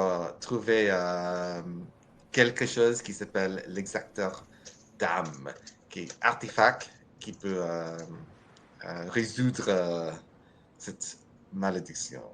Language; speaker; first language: French; non-native, learner; English